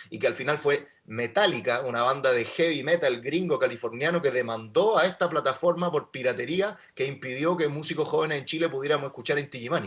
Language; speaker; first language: Spanish; native; Spanish